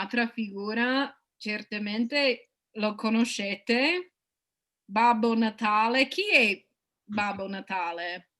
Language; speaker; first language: Italian; non-native, fluent; English